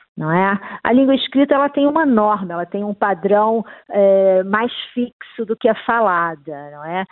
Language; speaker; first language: Portuguese; native; Portuguese